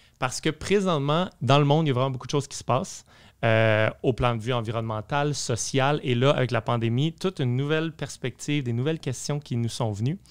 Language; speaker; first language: French; native; French